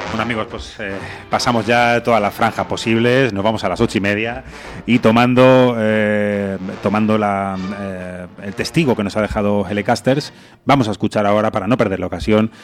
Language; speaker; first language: Spanish; native; Spanish